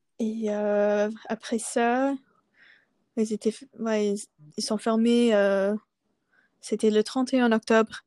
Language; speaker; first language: French; non-native, local second language; English